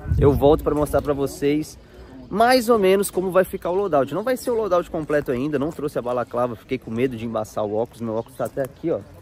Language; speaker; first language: Portuguese; native; Portuguese